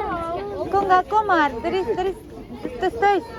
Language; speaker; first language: Dutch; non-native, fluent; Tibetan